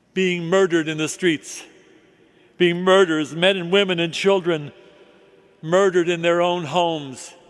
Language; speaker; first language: English; native; English